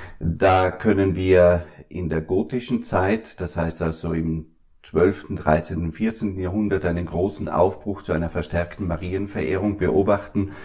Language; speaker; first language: German; native; German